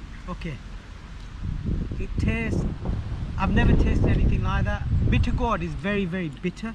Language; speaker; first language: English; native; English